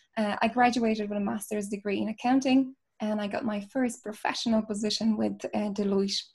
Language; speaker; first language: English; non-native, fluent; Polish